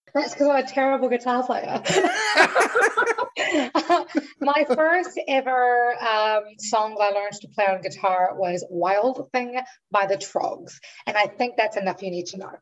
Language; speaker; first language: English; native; English